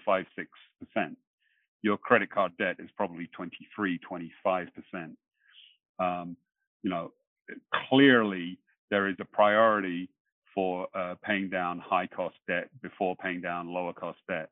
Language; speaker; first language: English; native; English